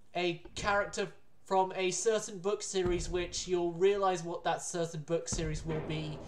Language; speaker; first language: English; native; English